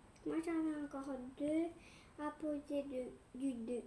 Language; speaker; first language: French; native; French